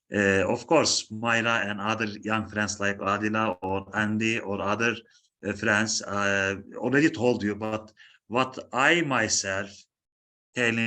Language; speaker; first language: English; non-native, fluent; Turkish